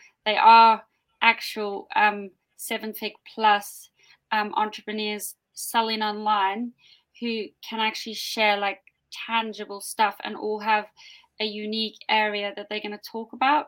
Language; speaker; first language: English; native; English